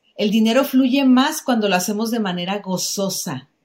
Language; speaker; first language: Spanish; native; Spanish